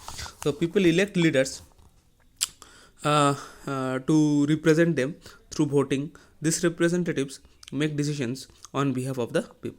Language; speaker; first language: English; non-native, local second language; Hindi